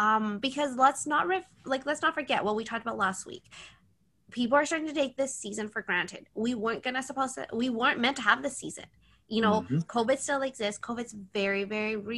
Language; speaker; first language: English; native; English